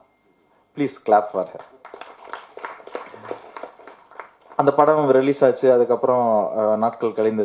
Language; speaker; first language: Tamil; native; Tamil